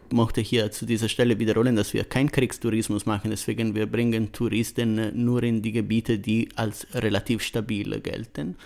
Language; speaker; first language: German; non-native, fluent; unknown